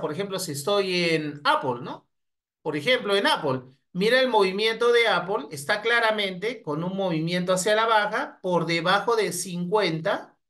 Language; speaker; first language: Spanish; native; Spanish